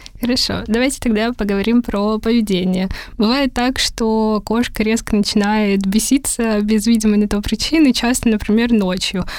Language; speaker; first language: Russian; native; Russian